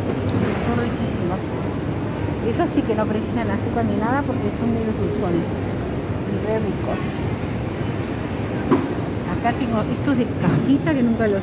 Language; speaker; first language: Spanish; native; Spanish